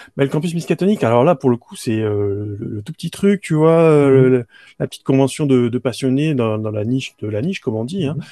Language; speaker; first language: French; native; French